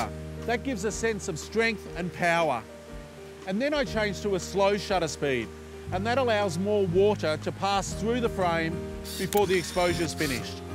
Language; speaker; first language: English; native; English